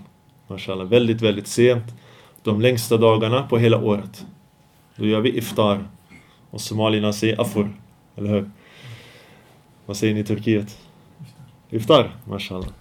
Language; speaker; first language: Swedish; early bilingual, other home language; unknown